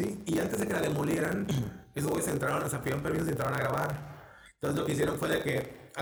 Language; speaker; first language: Spanish; native; Spanish